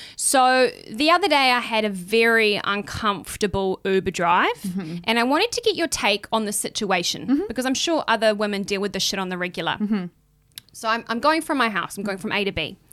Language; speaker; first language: English; native; English